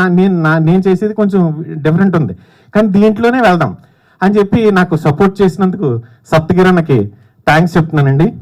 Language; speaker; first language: Telugu; native; Telugu